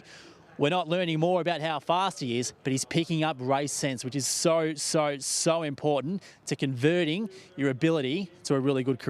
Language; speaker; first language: English; native; English